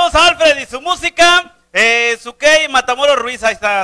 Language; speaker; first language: Spanish; native; Spanish